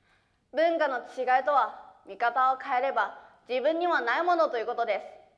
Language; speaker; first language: Japanese; early bilingual, other home language; Chinese